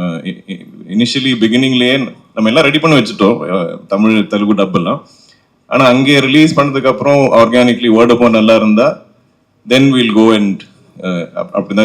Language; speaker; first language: Tamil; non-native, local second language; Malayalam